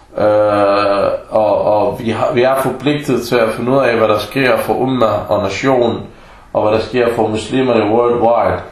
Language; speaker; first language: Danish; non-native, fluent; Arabic